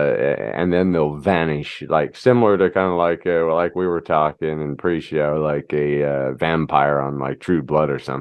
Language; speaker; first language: English; native; English